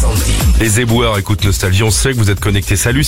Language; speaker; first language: French; native; French